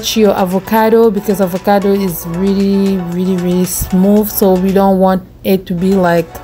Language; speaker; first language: English; non-native, fluent; Lingala